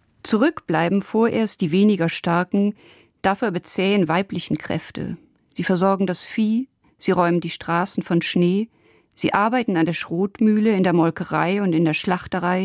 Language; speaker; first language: German; native; German